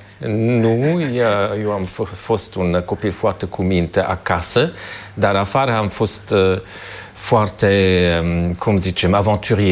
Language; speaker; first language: Romanian; non-native, fluent; German